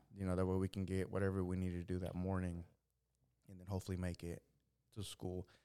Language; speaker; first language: English; early bilingual, other home language; Spanish